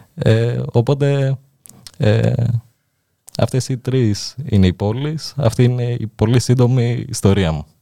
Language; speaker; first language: Greek; early bilingual, other home language; Albanian